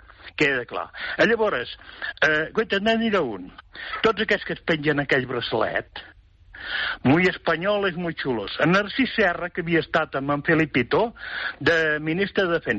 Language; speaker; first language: Catalan; native; Catalan